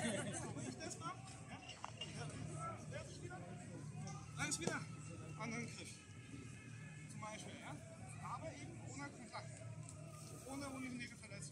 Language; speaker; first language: German; non-native, fluent; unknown